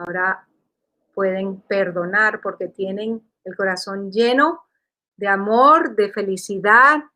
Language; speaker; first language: Spanish; early bilingual, heritage; Spanish